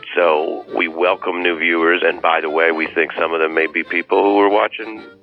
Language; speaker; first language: English; native; English